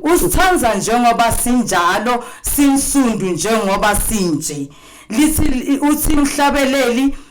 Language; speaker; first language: Zulu; non-native, local second language; Swati